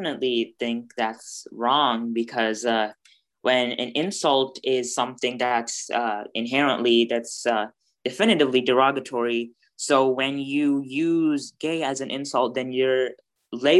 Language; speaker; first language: English; early bilingual, other home language; Bangla